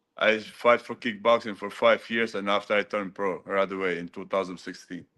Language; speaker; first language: English; non-native, learner; Albanian